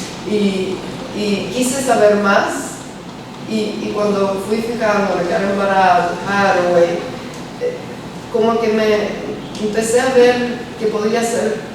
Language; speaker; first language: Spanish; early bilingual, heritage; Spanish